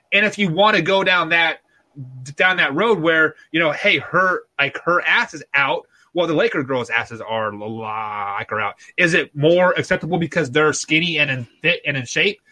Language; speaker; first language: English; native; English